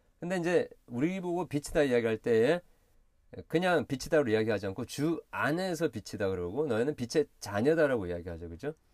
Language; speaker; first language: Korean; early bilingual, heritage; Korean